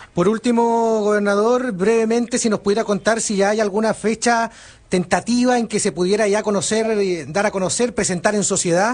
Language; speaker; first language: Spanish; native; Spanish